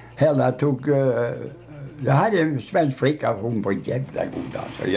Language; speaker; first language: Swedish; native; Swedish